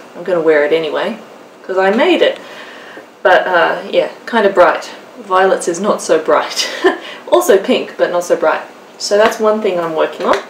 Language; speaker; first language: English; native; English